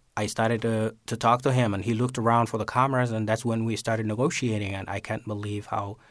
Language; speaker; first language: English; non-native, fluent; Somali